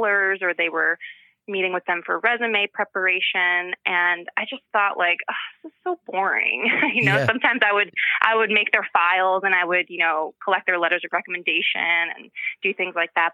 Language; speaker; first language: English; native; English